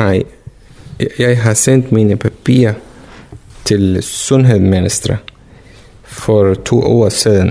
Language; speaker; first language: Danish; non-native, learner; Arabic